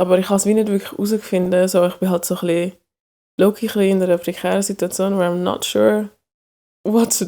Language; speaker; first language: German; early bilingual, other home language; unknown